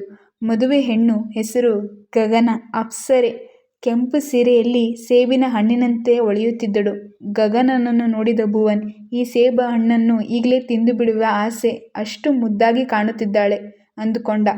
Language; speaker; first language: Kannada; native; Kannada